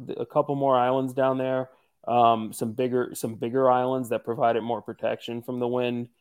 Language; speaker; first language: English; native; English